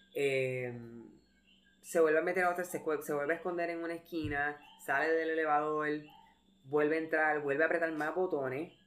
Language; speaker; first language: Spanish; early bilingual, heritage; Spanish